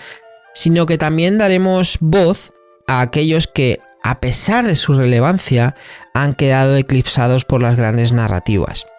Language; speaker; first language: Spanish; native; Spanish